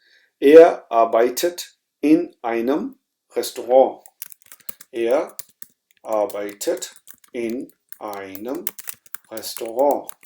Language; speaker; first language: German; non-native, fluent; Urdu